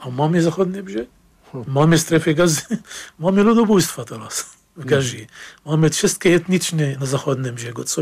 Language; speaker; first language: Polish; non-native, fluent; Arabic